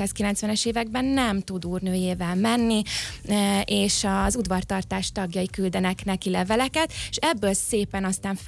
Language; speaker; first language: Hungarian; native; Hungarian